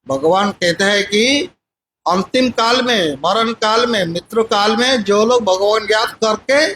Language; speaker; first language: Hindi; non-native, local second language; Bangla